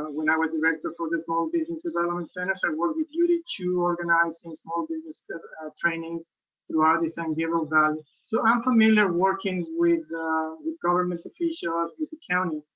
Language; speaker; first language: English; non-native, fluent; Spanish